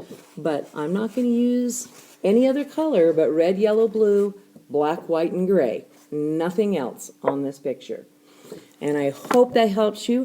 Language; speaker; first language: English; native; English